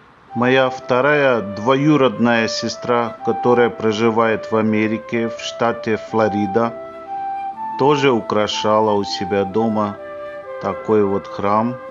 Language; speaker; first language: Russian; non-native, fluent; Hindi